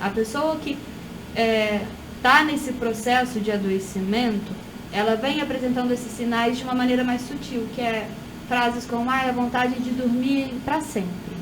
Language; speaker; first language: Portuguese; native; Portuguese